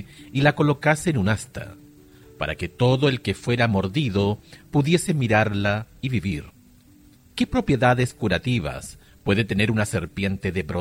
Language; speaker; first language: Spanish; native; Spanish